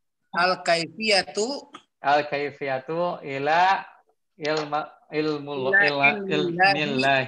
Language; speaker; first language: Arabic; non-native, fluent; Indonesian